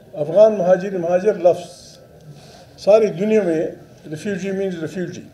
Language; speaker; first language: Urdu; non-native, local second language; Pashto